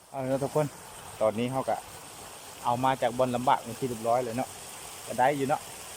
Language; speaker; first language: Thai; native; Thai